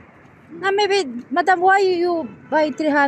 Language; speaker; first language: English; non-native, learner; Filipino